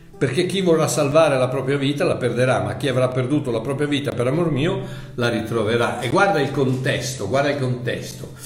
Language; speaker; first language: Italian; native; Italian